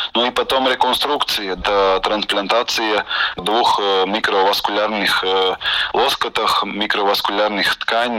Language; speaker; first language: Russian; non-native, local second language; Latvian